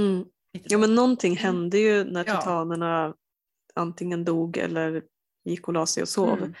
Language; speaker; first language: Swedish; native; Swedish